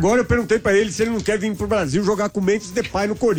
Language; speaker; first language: Portuguese; native; Portuguese